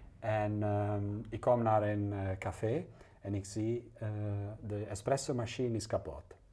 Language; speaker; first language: Dutch; non-native, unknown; Italian